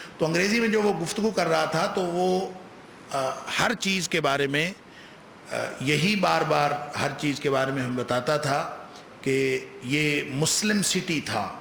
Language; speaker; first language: Urdu; non-native, local second language; Punjabi